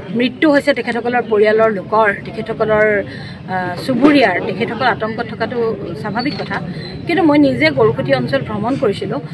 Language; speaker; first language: Assamese; native; Assamese